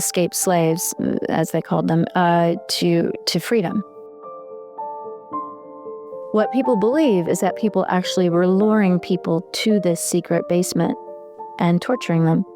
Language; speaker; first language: English; native; English